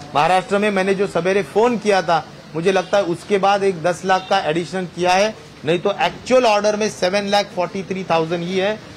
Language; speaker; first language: Hindi; non-native, local second language; Marathi